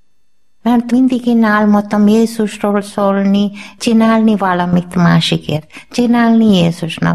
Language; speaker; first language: Hungarian; non-native, learner; Malayalam